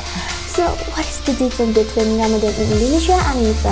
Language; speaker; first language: English; non-native, learner; Indonesian